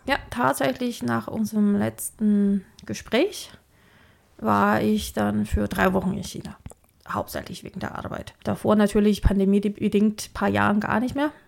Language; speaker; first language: German; non-native, fluent; Chinese